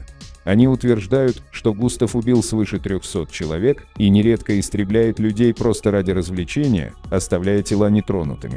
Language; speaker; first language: Russian; native; Russian